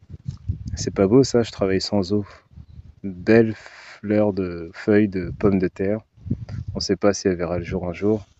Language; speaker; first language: French; native; French